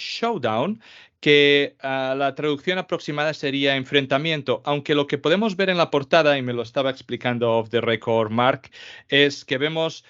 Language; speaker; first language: Spanish; native; Spanish